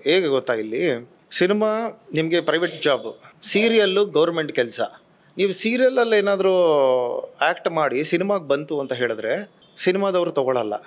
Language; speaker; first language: Kannada; native; Kannada